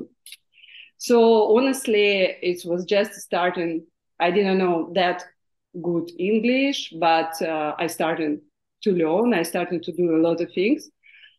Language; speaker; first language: English; non-native, fluent; Russian